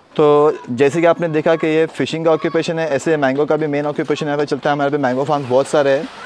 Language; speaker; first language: Hindi; non-native, local second language; Konkani